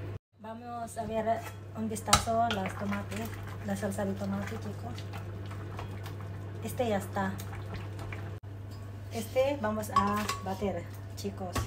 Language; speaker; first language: Spanish; non-native, learner; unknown